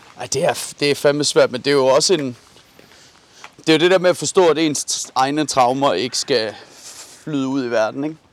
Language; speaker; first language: Danish; early bilingual, other home language; Persian